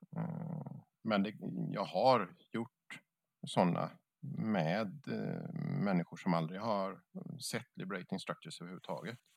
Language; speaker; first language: Swedish; native; Swedish